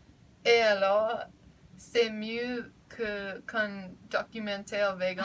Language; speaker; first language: French; non-native, learner; English